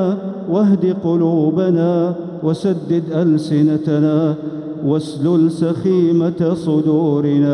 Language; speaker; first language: Arabic; native; Arabic